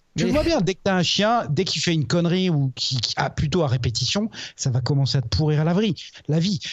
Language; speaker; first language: French; native; French